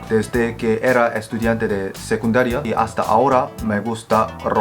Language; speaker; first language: Spanish; non-native, fluent; Korean